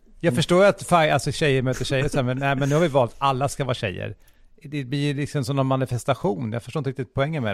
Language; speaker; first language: Swedish; native; Swedish